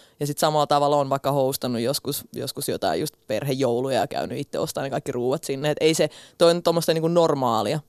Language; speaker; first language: Finnish; early bilingual, other home language; Russian